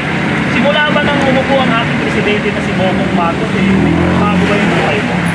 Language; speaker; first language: Filipino; native; Filipino